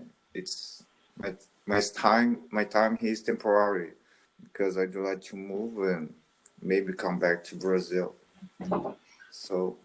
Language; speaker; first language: English; non-native, learner; Portuguese